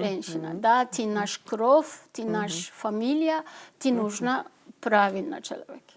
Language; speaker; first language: Russian; non-native, learner; Turkish